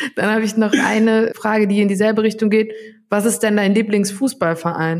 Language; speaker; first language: German; native; German